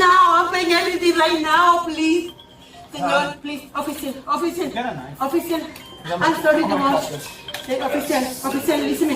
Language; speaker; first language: English; non-native, learner; Spanish